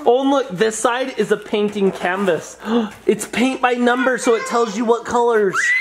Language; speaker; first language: English; native; English